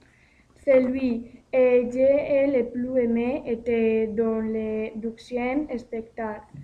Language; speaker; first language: French; non-native, learner; Spanish